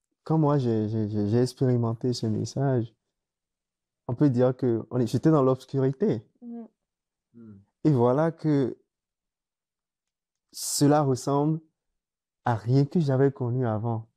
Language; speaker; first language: French; native; French